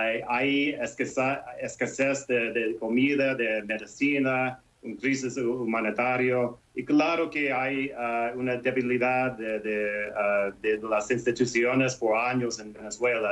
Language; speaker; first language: Spanish; non-native, fluent; English